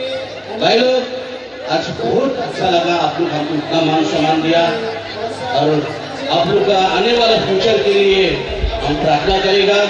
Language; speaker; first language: Hindi; non-native, local second language; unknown